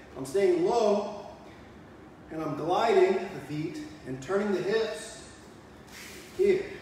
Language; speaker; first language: English; native; English